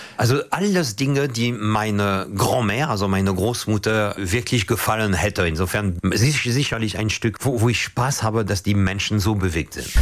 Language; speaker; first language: German; non-native, fluent; French